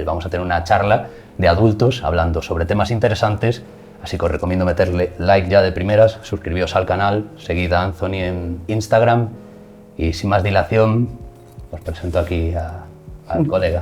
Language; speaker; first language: Spanish; native; Spanish